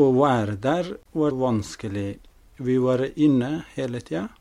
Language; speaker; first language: Norwegian; non-native, fluent; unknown